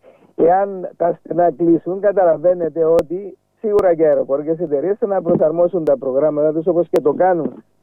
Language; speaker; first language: Greek; native; Greek